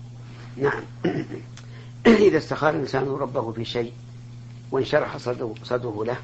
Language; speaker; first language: Arabic; native; Arabic